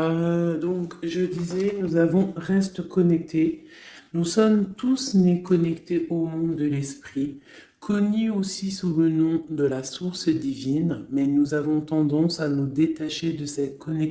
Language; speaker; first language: French; native; French